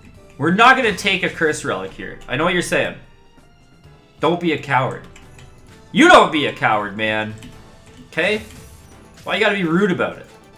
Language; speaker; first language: English; native; English